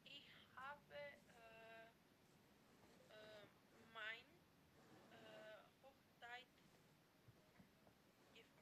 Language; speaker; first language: German; non-native, learner; Macedonian